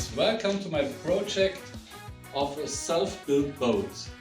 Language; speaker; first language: English; non-native, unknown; German